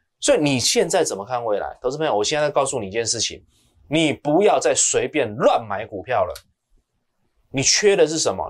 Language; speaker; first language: Chinese; native; Chinese